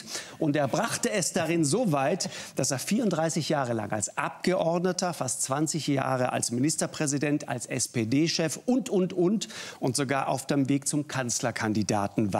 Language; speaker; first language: German; native; German